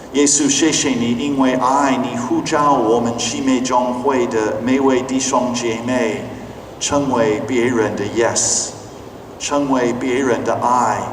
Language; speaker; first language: Chinese; non-native, fluent; English